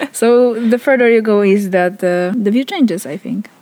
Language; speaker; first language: English; non-native, fluent; Polish